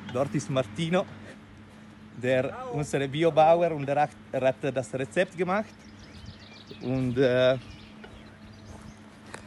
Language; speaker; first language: German; non-native, local second language; Italian